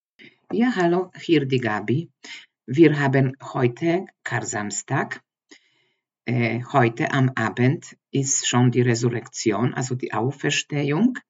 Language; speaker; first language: German; non-native, learner; Polish